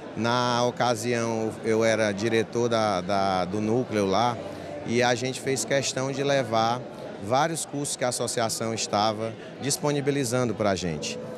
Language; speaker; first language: Portuguese; native; Portuguese